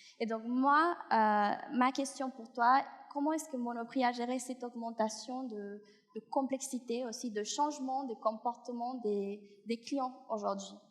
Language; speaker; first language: French; non-native, fluent; Spanish